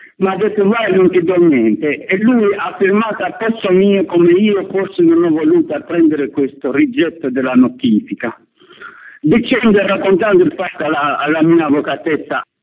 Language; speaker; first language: Italian; non-native, fluent; Albanian